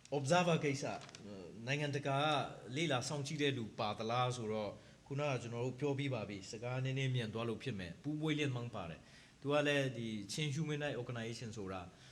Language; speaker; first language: Burmese; non-native, local second language; Hakha Chin